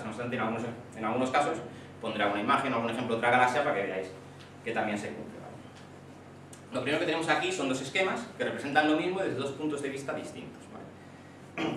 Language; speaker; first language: Spanish; native; Spanish